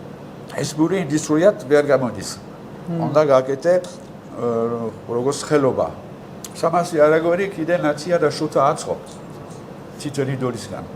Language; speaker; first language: Georgian; non-native, learner; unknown